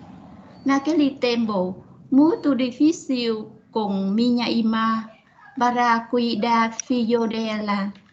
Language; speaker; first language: Portuguese; non-native, learner; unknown